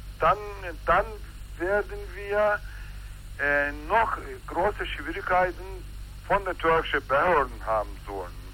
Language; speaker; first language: German; non-native, learner; Turkish